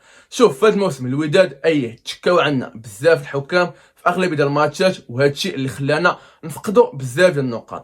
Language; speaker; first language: Arabic; native; Arabic